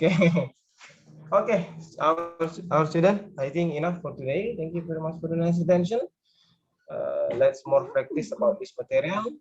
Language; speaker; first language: English; non-native, learner; Indonesian